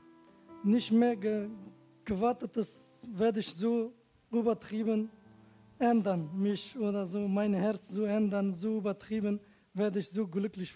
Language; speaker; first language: German; non-native, learner; Turkish